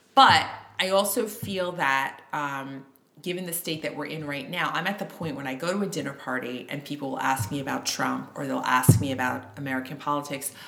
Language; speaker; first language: English; native; English